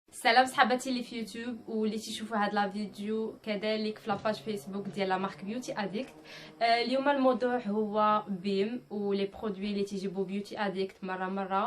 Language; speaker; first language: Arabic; native; Arabic